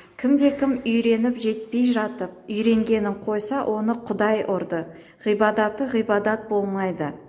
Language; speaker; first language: Kazakh; non-native, local second language; Uyghur